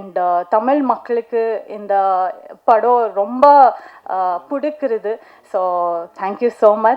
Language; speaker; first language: Tamil; non-native, learner; Kannada